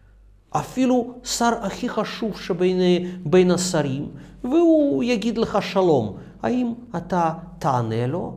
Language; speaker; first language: Hebrew; non-native, fluent; Russian